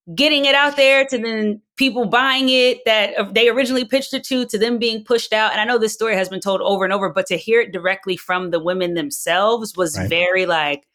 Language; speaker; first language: English; native; English